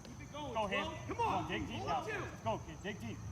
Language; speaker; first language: English; native; English